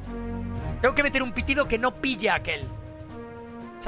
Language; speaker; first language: Spanish; native; Spanish